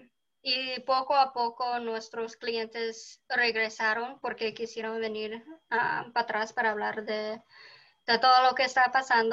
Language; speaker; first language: Spanish; early bilingual, heritage; Spanish